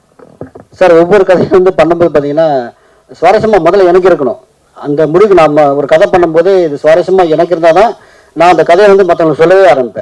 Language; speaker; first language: Tamil; native; Tamil